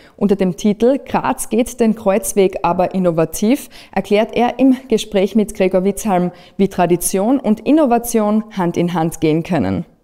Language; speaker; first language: German; native; German